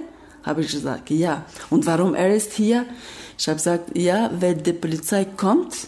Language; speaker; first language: German; non-native, learner; Albanian